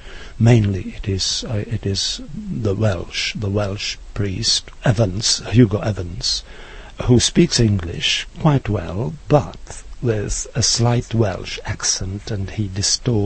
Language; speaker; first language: English; non-native, fluent; Czech